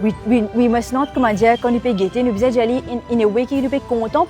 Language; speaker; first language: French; non-native, local second language; Morisyen